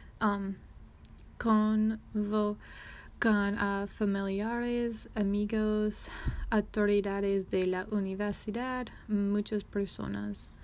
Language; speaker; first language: Spanish; non-native, learner; English